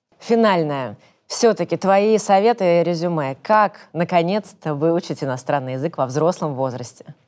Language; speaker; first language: Russian; native; Russian